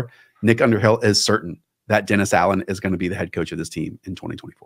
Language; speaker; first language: English; native; English